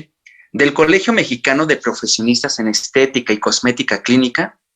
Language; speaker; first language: Spanish; native; Spanish